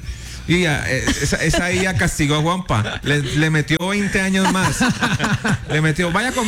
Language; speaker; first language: Spanish; native; Spanish